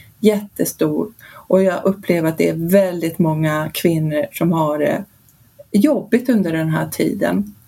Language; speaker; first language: Swedish; early bilingual, heritage; Swedish